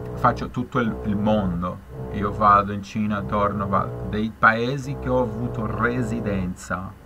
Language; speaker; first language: Italian; non-native, fluent; Spanish